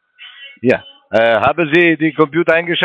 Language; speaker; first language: German; non-native, learner; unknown